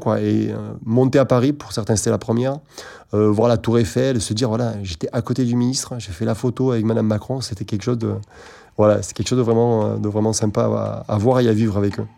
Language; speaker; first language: French; native; French